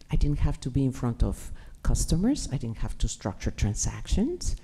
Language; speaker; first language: English; non-native, fluent; Spanish